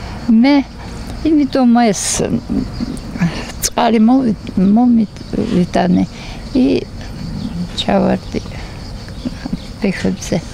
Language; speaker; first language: Georgian; non-native, learner; Russian